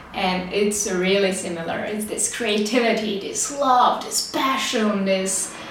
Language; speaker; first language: English; non-native, fluent; Czech